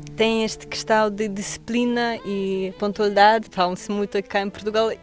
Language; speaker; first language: Portuguese; non-native, fluent; Russian